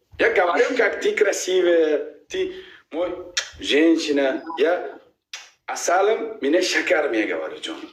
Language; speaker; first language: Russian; non-native, learner; Uzbek